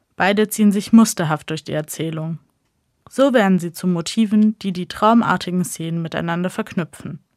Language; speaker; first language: German; native; German